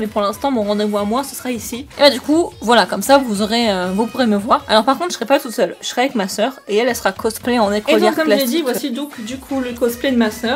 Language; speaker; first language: French; native; French